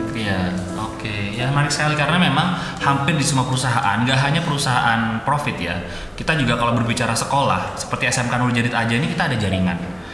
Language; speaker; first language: Indonesian; non-native, local second language; Madurese